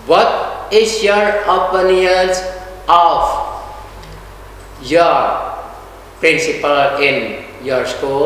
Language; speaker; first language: English; non-native, fluent; Indonesian